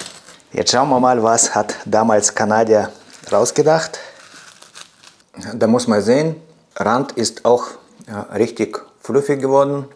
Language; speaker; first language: German; non-native, fluent; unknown